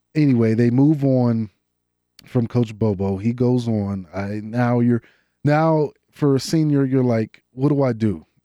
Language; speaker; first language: English; native; English